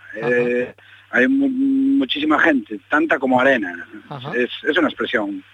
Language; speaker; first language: Spanish; native; Spanish